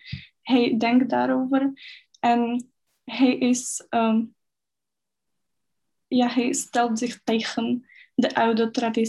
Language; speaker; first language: Dutch; non-native, fluent; Czech